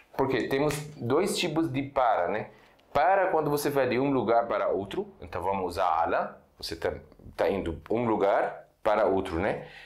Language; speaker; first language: Portuguese; non-native, fluent; Arabic